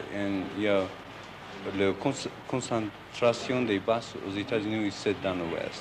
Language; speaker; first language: French; non-native, local second language; Basque